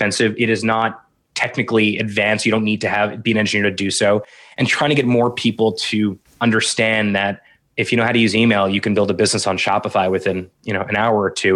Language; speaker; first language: English; native; English